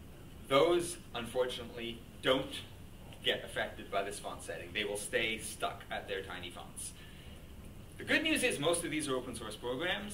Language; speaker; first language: English; native; English